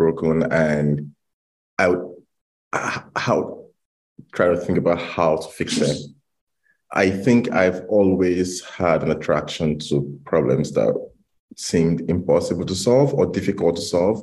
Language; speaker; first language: English; non-native, local second language; Igbo